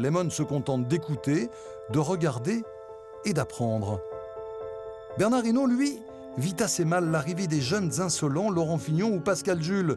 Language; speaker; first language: French; native; French